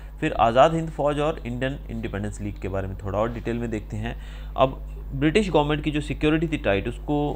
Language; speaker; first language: Hindi; non-native, local second language; Gujarati